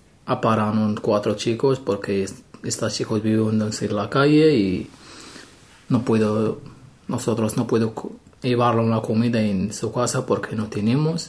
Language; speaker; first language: Spanish; non-native, learner; Arabic